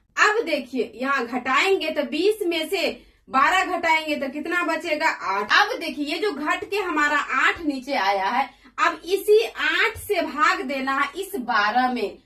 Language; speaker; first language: Hindi; native; Hindi